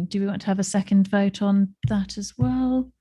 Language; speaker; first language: English; native; English